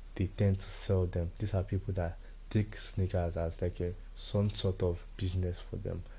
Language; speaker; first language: English; non-native, local second language; Yoruba